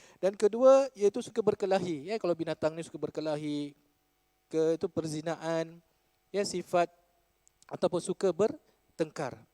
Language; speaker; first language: Malay; native; Malay